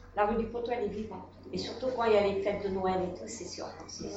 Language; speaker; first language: French; native; French